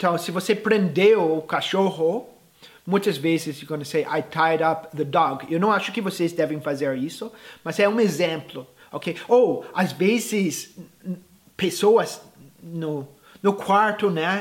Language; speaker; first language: Portuguese; non-native, fluent; English